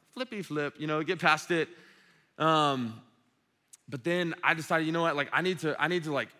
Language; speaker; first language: English; native; English